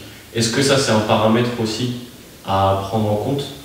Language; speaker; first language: French; native; French